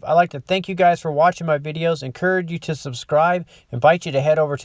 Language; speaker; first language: English; native; English